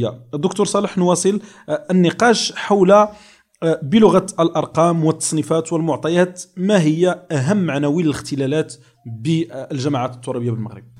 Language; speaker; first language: Arabic; native; Arabic